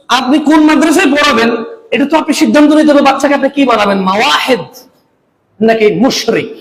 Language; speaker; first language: Bangla; early bilingual, heritage; Bangla